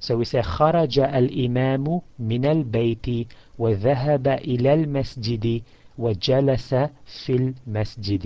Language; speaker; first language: Arabic; non-native, fluent; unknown